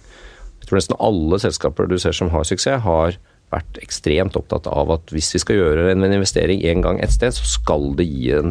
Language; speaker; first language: Norwegian; native; Norwegian